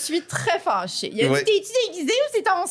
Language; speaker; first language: French; native; French